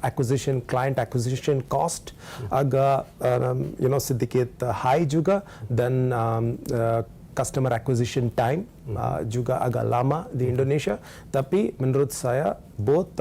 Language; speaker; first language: Indonesian; non-native, learner; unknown